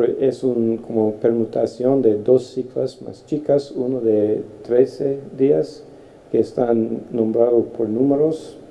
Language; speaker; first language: Spanish; non-native, fluent; English